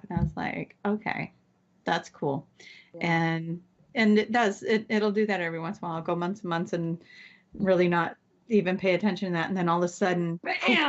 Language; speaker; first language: English; native; English